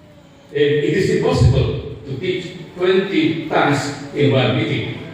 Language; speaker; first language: English; non-native, fluent; Indonesian